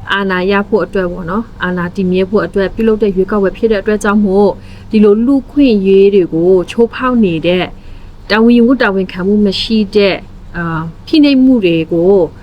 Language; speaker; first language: Burmese; non-native, local second language; S'gaw Karen